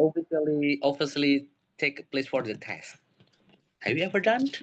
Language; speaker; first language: English; non-native, learner; Indonesian